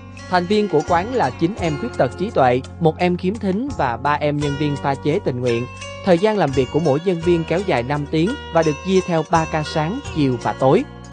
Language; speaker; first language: Vietnamese; native; Vietnamese